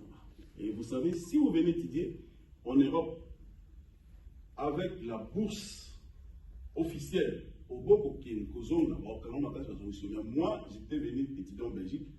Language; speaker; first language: French; non-native, local second language; Lingala